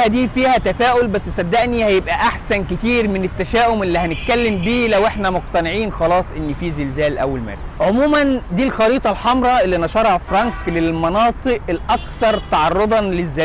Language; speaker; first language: Arabic; native; Arabic